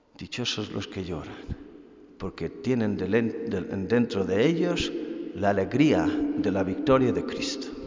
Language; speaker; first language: Spanish; non-native, fluent; English